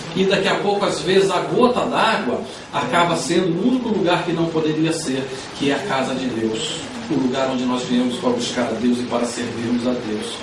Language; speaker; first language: Portuguese; native; Portuguese